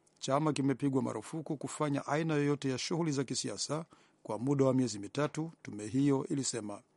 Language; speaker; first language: Swahili; non-native, local second language; Rundi